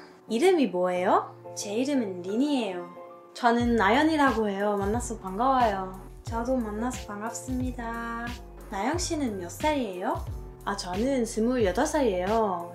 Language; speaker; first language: Korean; non-native, fluent; French